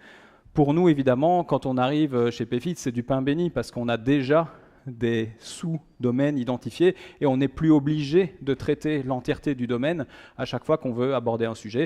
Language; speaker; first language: French; native; French